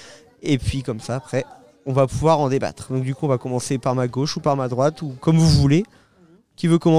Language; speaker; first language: French; native; French